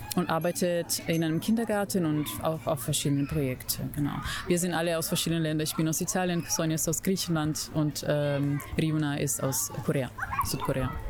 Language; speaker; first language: German; non-native, fluent; Italian